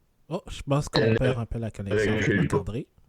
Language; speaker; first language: French; native; French